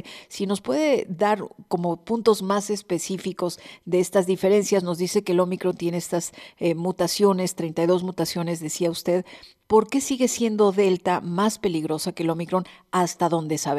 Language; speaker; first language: Spanish; native; Spanish